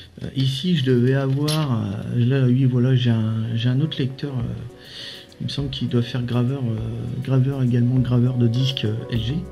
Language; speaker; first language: French; native; French